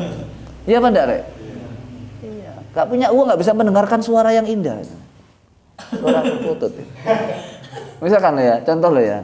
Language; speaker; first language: Indonesian; non-native, local second language; Javanese